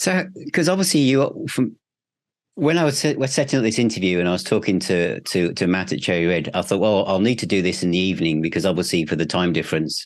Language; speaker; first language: English; native; English